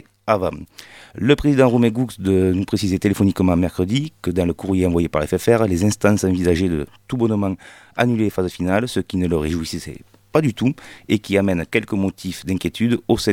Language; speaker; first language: French; native; French